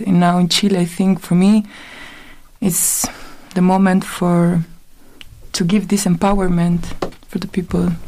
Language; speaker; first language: English; non-native, learner; Spanish